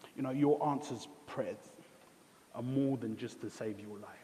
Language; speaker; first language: English; early bilingual, other home language; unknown